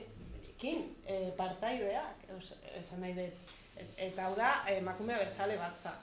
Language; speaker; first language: Basque; non-native, fluent; Catalan